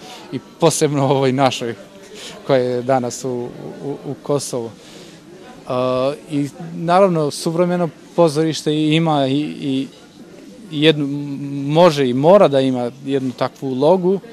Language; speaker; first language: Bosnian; non-native, local second language; Albanian